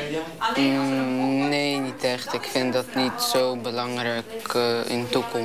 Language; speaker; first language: Dutch; early bilingual, other home language; Ukrainian